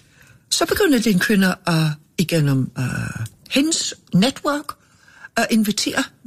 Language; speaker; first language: Danish; non-native, fluent; English